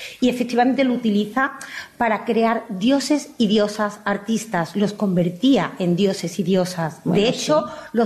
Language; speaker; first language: Spanish; native; Spanish